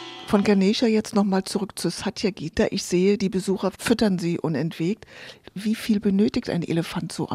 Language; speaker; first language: German; native; German